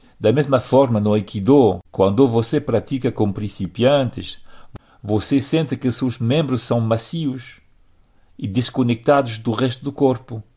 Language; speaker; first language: Portuguese; non-native, fluent; French